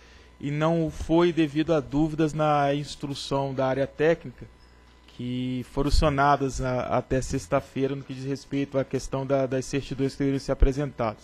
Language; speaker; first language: Portuguese; native; Portuguese